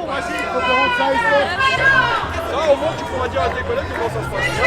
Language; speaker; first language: French; native; French